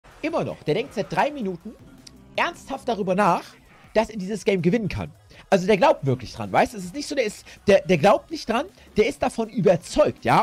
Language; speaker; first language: German; native; German